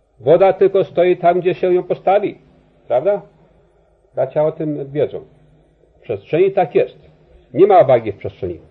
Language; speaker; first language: Polish; early bilingual, heritage; Polish